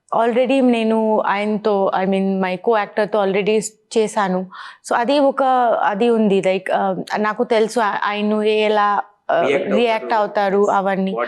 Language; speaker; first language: Telugu; non-native, learner; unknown